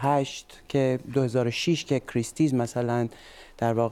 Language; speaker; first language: Persian; native; Persian